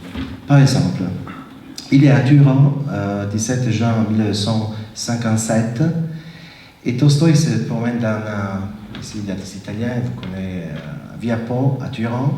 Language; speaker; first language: French; non-native, fluent; Italian